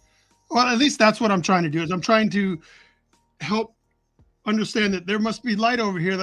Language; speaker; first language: English; native; English